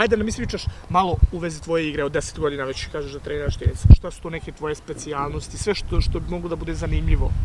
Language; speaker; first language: Serbian; native; Serbian